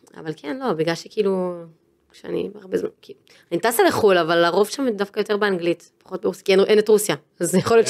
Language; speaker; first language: Hebrew; native; Hebrew